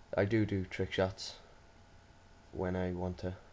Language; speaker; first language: English; native; English